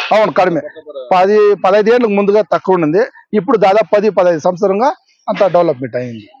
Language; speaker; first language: Telugu; native; Telugu